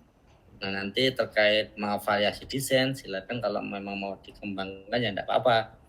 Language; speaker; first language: Indonesian; native; Indonesian